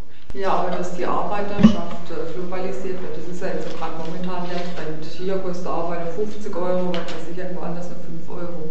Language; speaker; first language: German; native; German